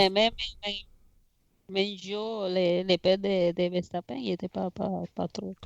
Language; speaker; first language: French; non-native, fluent; Spanish